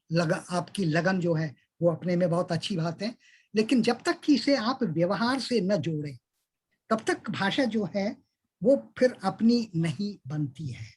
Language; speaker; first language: Hindi; native; Hindi